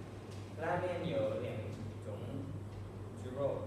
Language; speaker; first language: Chinese; non-native, learner; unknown